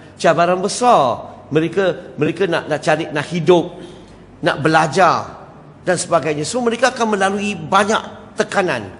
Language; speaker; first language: Malay; non-native, local second language; Chinese